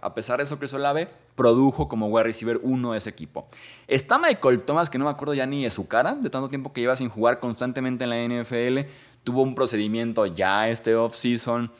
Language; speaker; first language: Spanish; native; Spanish